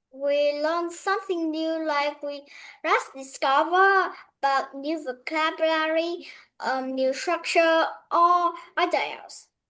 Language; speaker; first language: English; non-native, learner; Vietnamese